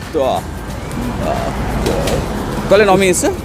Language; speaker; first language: Portuguese; non-native, learner; Malayalam